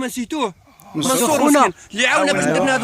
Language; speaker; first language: Arabic; native; Arabic